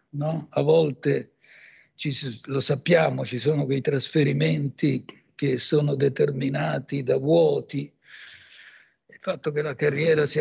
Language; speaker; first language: Italian; native; Italian